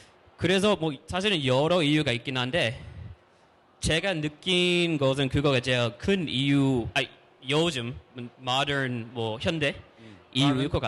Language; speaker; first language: Korean; non-native, fluent; English